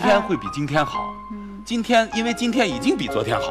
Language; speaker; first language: Chinese; native; Chinese